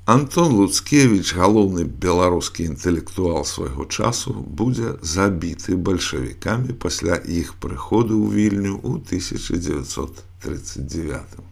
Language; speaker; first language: Belarusian; native; Belarusian